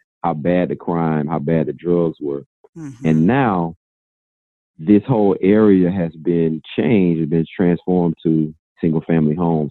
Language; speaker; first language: English; native; English